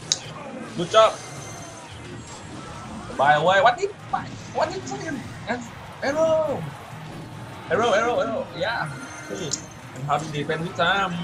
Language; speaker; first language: English; non-native, learner; Vietnamese